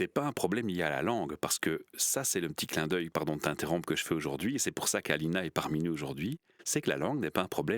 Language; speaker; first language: French; native; French